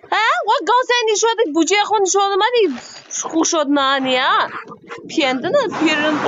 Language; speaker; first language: Chinese; non-native, local second language; Uyghur